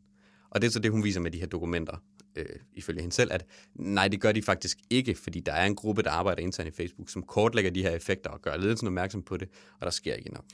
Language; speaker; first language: Danish; native; Danish